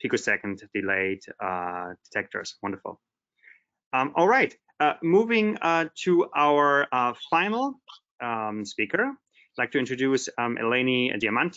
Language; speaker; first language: English; non-native, fluent; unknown